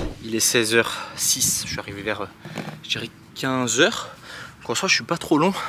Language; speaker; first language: French; native; French